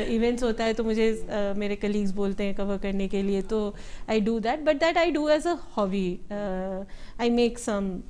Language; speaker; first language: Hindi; native; Hindi